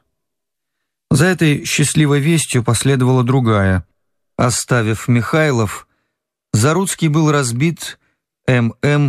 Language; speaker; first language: Russian; native; Russian